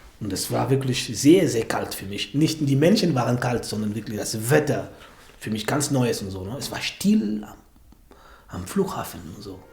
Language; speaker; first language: German; non-native, fluent; French